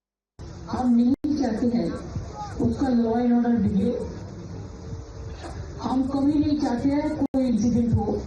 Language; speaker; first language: Hindi; non-native, local second language; Bangla